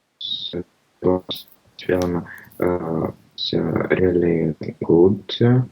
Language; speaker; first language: English; non-native, learner; Russian